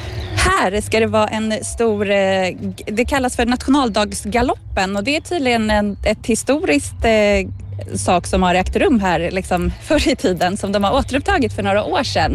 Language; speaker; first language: Swedish; native; Swedish